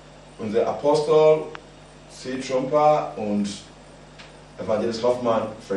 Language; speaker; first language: German; non-native, fluent; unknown